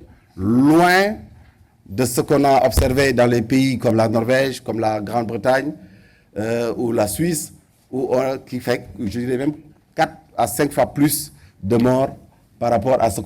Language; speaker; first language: French; non-native, local second language; Wolof